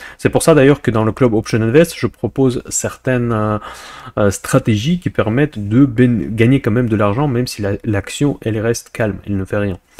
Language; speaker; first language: French; non-native, fluent; Russian